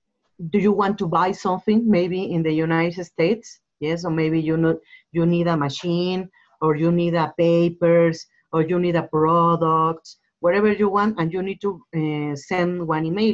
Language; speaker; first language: English; non-native, learner; Spanish